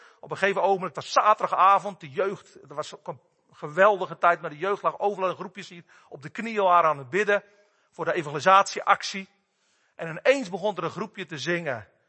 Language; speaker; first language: Dutch; native; Dutch